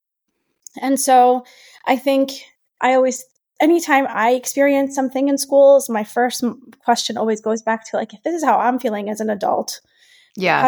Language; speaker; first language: English; native; English